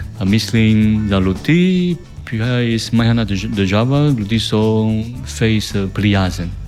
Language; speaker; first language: Slovenian; non-native, learner; Chinese